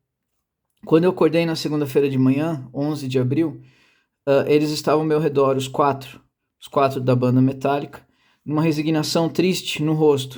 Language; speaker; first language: Portuguese; native; Portuguese